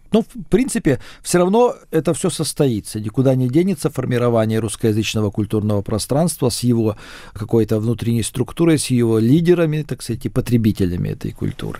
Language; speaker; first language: Russian; native; Russian